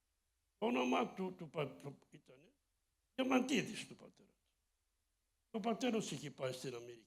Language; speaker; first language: Greek; early bilingual, heritage; Greek